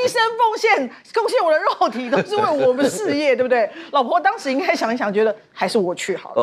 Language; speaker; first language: Chinese; native; Chinese